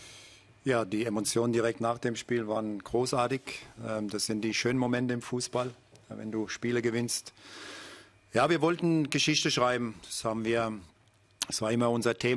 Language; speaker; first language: German; native; German